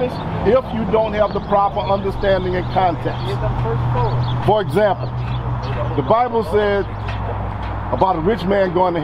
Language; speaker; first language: English; native; English